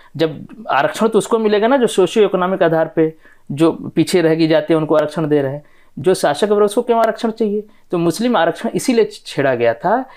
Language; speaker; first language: Hindi; non-native, local second language; Bhojpuri